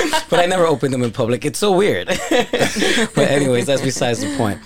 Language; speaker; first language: English; early bilingual, other home language; Spanish